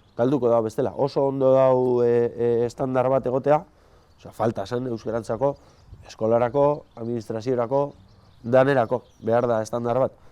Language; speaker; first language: Basque; non-native, local second language; Spanish